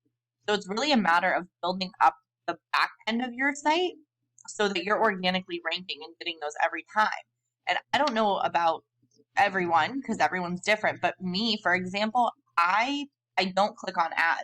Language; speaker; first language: English; native; English